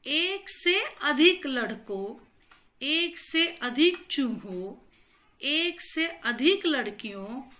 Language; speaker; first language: Hindi; non-native, local second language; Marathi